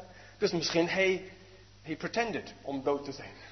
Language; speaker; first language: Dutch; non-native, fluent; English